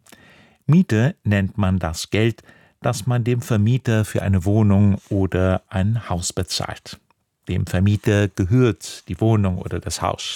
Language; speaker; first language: German; native; German